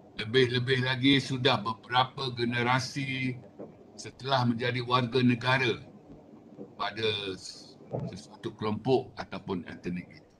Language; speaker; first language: Malay; non-native, local second language; Chinese